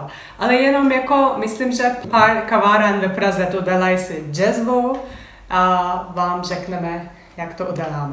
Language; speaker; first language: Czech; non-native, learner; Turkish